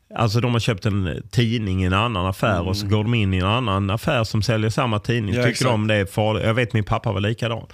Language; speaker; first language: Swedish; native; Swedish